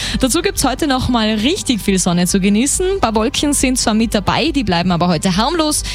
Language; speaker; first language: German; native; German